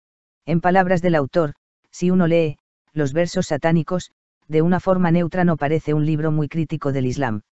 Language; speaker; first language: Spanish; native; Spanish